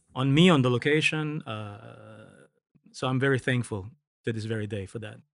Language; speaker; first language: English; non-native, local second language; Filipino